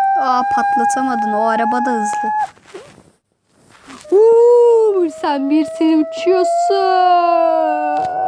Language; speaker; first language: Turkish; native; Turkish